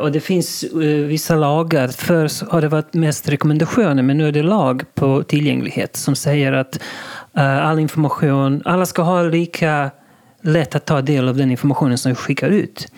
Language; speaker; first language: Swedish; non-native, local second language; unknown